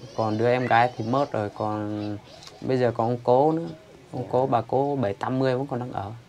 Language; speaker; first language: Vietnamese; non-native, local second language; Iu Mien